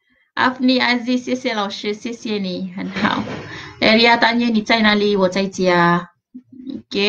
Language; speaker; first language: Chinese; non-native, local second language; Malay